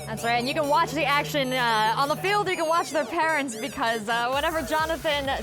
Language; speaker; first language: English; native; English